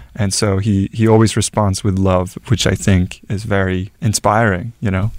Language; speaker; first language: English; non-native, fluent; Norwegian